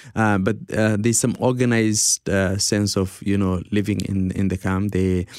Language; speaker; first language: English; early bilingual, other home language; Somali